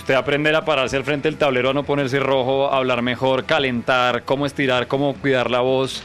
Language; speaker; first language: Spanish; native; Spanish